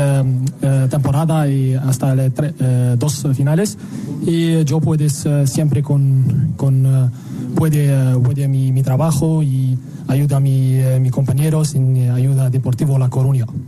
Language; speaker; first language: Spanish; non-native, learner; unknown